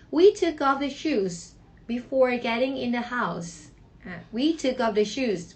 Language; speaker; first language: English; non-native, fluent; Thai